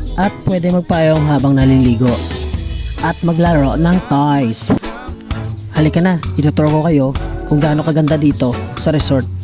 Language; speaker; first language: Filipino; non-native, local second language; Hiligaynon